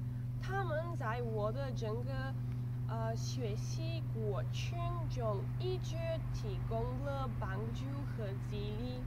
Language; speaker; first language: Chinese; non-native, learner; Bulgarian